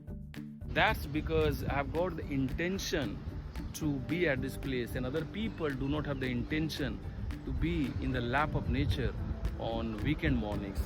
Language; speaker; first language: English; non-native, local second language; Hindi